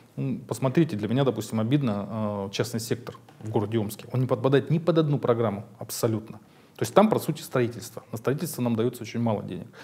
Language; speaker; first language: Russian; native; Russian